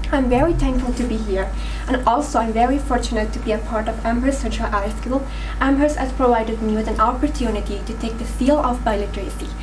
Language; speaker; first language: English; non-native, fluent; Persian